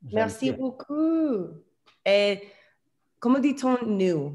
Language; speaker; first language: French; non-native, learner; English